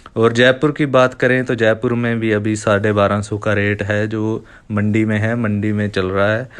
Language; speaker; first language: Hindi; non-native, local second language; Punjabi